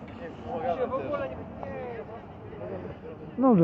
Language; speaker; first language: Polish; non-native, learner; Russian